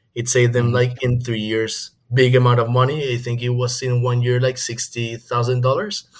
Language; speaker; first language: English; non-native, fluent; Spanish